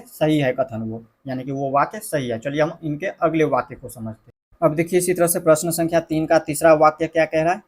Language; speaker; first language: Hindi; native; Hindi